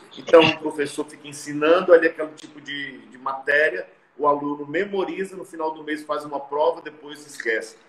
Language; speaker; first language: Portuguese; native; Portuguese